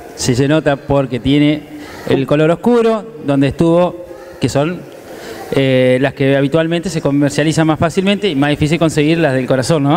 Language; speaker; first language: Spanish; native; Spanish